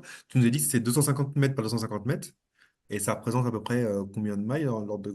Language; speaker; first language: French; native; French